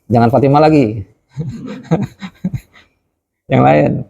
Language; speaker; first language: Indonesian; native; Indonesian